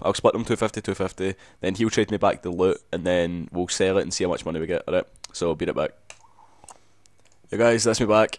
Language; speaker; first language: English; native; English